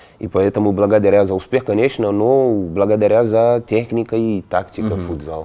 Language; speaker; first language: Russian; non-native, fluent; Portuguese